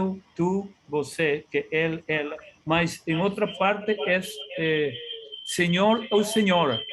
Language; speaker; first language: Portuguese; non-native, learner; Spanish